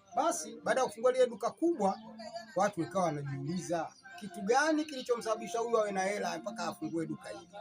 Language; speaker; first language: Swahili; native; Swahili